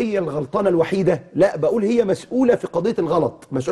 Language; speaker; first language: Arabic; native; Arabic